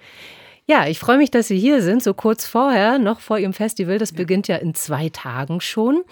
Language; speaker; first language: German; native; German